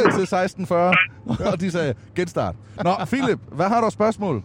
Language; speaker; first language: Danish; native; Danish